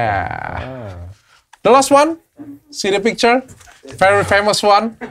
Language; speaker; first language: English; non-native, learner; Indonesian